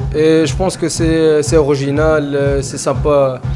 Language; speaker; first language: French; non-native, fluent; Arabic